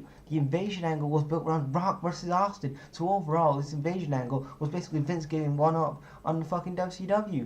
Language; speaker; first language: English; native; English